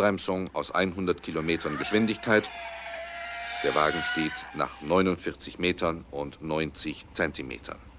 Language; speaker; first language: German; native; German